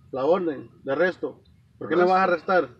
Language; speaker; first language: Spanish; native; Spanish